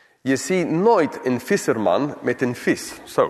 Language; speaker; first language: Dutch; non-native, fluent; English